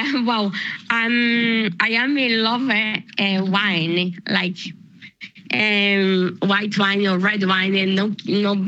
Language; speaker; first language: English; non-native, learner; Spanish